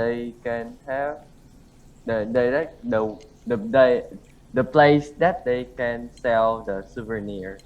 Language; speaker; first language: English; non-native, learner; Vietnamese